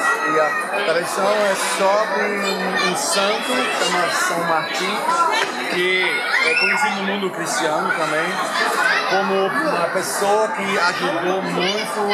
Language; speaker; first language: Portuguese; non-native, fluent; German